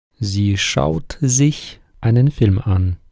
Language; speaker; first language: German; non-native, fluent; Ukrainian